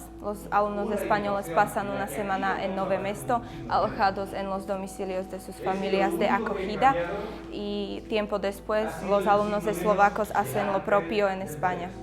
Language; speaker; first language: Spanish; non-native, fluent; Slovak